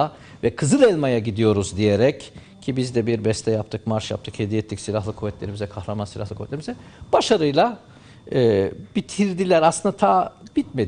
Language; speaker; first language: Turkish; native; Turkish